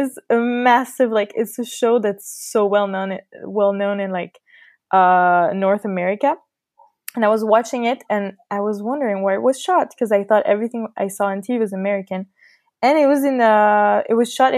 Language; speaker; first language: English; non-native, fluent; French